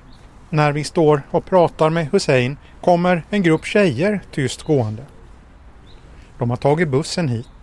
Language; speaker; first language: Swedish; native; Swedish